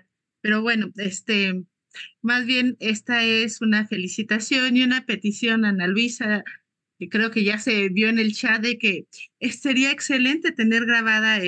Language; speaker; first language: Spanish; native; Spanish